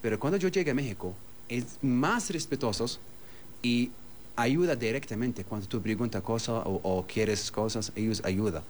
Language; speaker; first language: Spanish; non-native, learner; Arabic